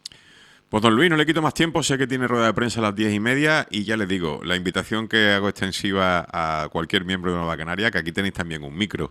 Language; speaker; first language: Spanish; native; Spanish